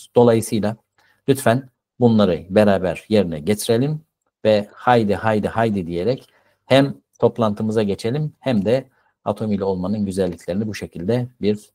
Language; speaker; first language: Turkish; native; Turkish